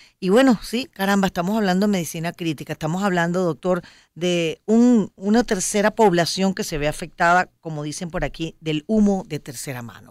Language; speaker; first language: Spanish; native; Spanish